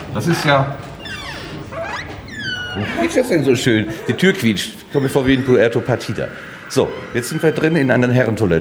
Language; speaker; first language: German; native; German